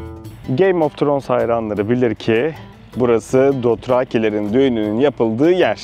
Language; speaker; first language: Turkish; native; Turkish